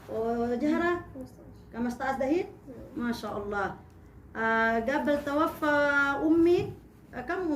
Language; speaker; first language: Arabic; non-native, learner; Indonesian